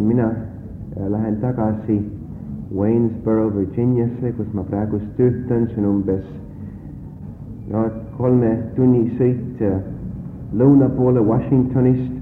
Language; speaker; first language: Estonian; early bilingual, heritage; Estonian